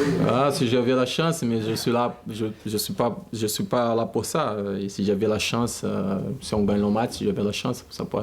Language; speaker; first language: French; non-native, learner; Portuguese